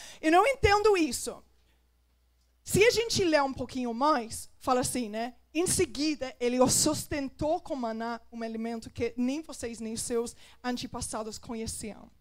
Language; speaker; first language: Portuguese; non-native, fluent; English